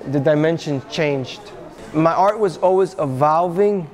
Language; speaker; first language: English; native; English